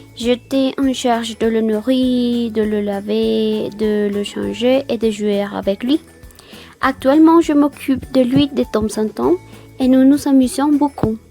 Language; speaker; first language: French; non-native, fluent; Spanish